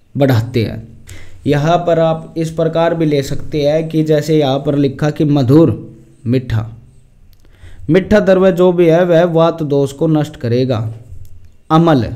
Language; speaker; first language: Hindi; native; Hindi